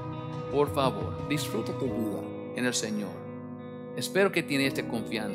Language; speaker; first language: Spanish; non-native, learner; English